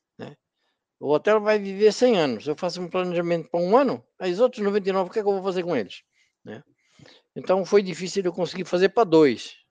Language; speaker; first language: Portuguese; native; Portuguese